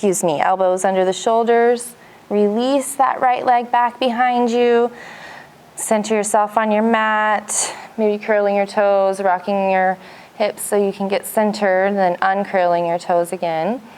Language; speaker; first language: English; native; English